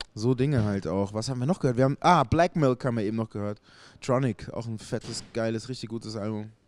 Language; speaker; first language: German; native; German